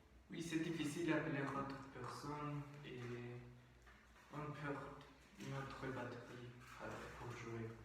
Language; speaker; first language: French; non-native, learner; Spanish